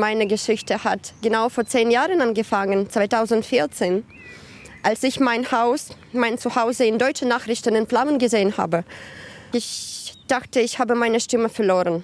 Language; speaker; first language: German; non-native, fluent; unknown